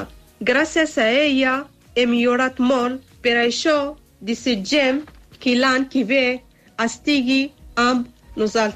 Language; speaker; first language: Catalan; non-native, learner; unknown